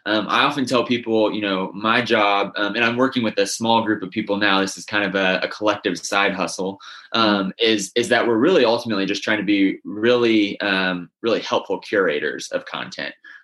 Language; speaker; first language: English; native; English